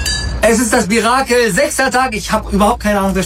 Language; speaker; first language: German; native; German